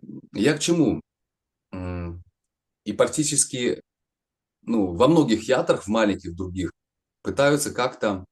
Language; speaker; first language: Russian; native; Russian